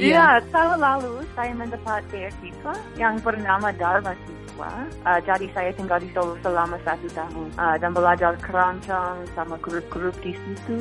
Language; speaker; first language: Indonesian; non-native, fluent; English